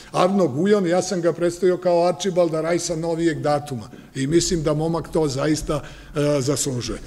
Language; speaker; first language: Serbian; native; Serbian